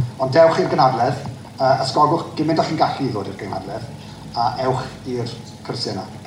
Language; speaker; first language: Welsh; native; Welsh